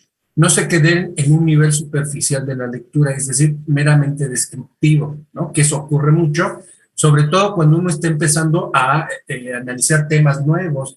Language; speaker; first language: Spanish; native; Spanish